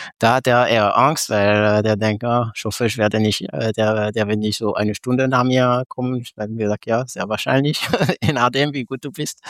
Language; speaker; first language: German; non-native, fluent; French